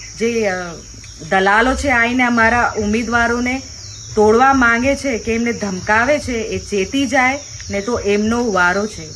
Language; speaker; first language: Gujarati; non-native, local second language; Rathawi